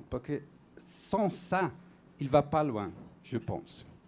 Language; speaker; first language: French; non-native, fluent; Portuguese